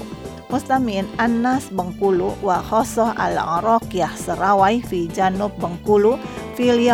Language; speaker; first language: Arabic; non-native, learner; Indonesian